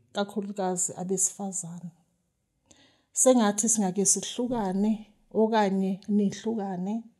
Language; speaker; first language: Zulu; native; Zulu